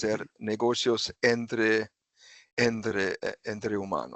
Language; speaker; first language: Spanish; non-native, fluent; German